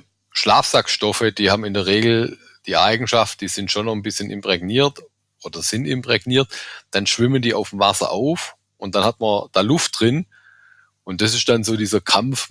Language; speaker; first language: German; native; German